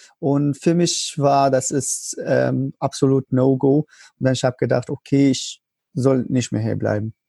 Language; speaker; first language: German; non-native, learner; Arabic